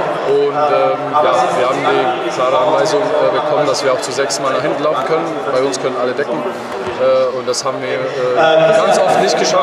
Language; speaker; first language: German; native; German